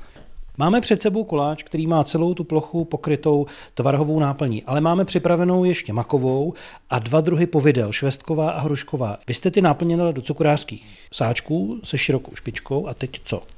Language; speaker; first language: Czech; native; Czech